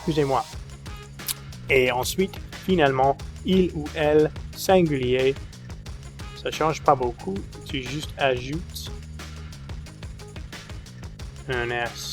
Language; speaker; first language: French; non-native, fluent; English